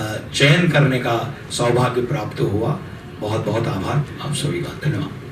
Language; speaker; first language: Hindi; native; Hindi